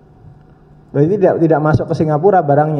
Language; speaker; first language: Indonesian; native; Indonesian